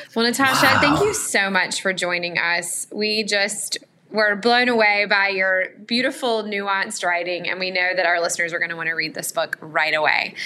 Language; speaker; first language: English; native; English